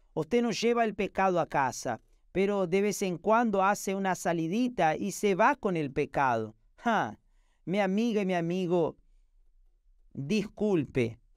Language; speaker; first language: Spanish; non-native, fluent; Portuguese